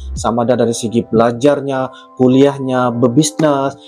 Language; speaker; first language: Malay; native; Malay